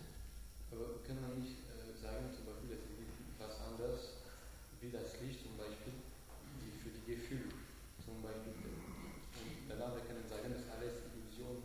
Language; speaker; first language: German; non-native, learner; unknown